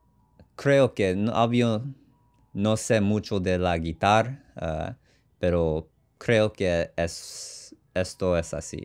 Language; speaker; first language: Spanish; non-native, learner; English